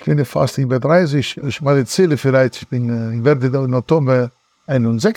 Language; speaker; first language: German; non-native, learner; Italian